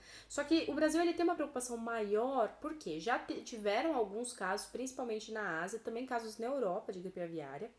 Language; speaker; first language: Portuguese; native; Portuguese